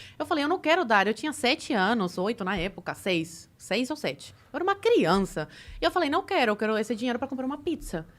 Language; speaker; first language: Portuguese; early bilingual, other home language; Spanish